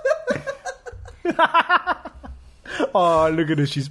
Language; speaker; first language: English; native; English